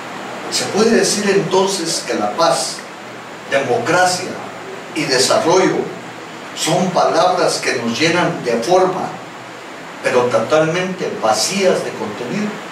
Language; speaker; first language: Spanish; native; Spanish